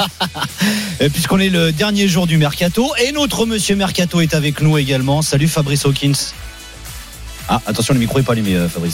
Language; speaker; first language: French; native; French